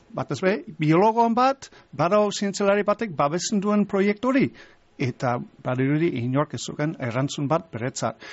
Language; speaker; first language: Basque; non-native, fluent; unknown